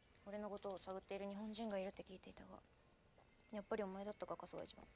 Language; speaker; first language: Japanese; native; Japanese